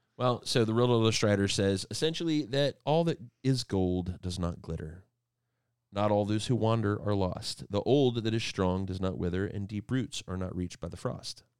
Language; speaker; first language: English; native; English